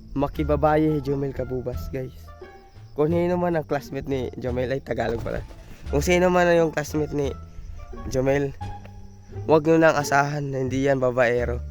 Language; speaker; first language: Filipino; non-native, local second language; Waray